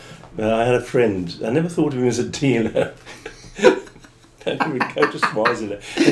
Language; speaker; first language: English; native; English